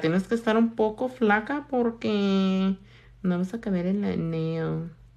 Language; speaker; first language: Spanish; early bilingual, heritage; Spanish